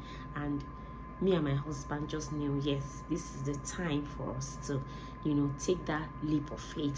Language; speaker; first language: English; non-native, local second language; Yoruba